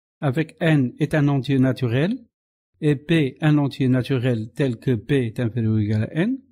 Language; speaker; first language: French; non-native, local second language; Arabic